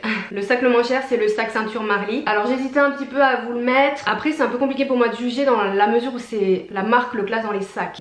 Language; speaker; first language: French; native; French